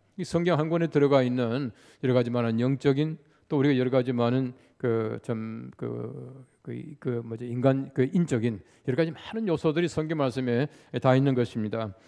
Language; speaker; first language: Korean; native; Korean